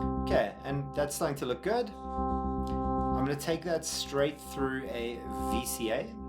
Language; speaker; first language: English; native; English